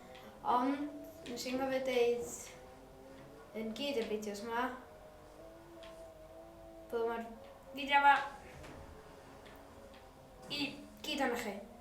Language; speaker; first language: Welsh; non-native, local second language; English